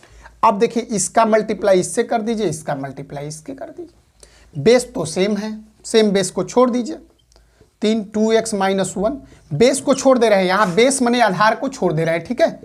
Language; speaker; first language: Hindi; native; Hindi